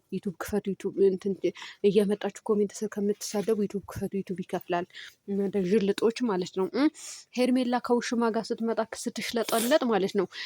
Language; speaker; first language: Amharic; non-native, local second language; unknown